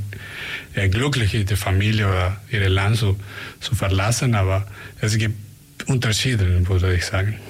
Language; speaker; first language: German; non-native, fluent; Spanish